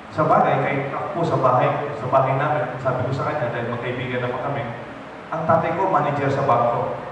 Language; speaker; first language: Filipino; non-native, local second language; Pampanga